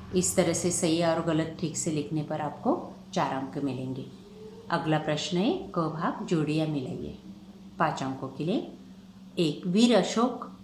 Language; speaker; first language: Hindi; non-native, local second language; Marathi